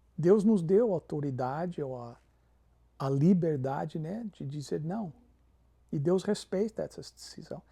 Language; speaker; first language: Portuguese; non-native, fluent; English